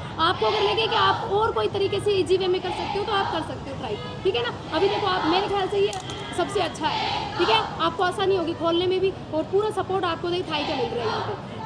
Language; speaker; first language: Hindi; native; Hindi